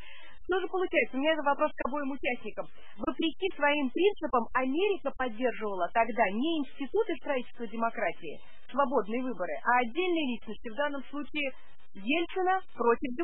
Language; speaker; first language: Russian; native; Russian